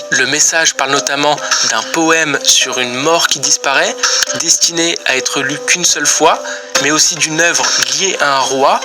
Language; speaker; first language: French; native; French